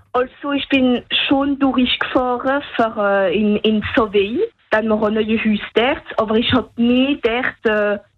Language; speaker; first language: German; non-native, local second language; French